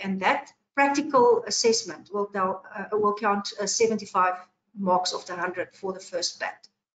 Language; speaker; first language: English; non-native, local second language; Afrikaans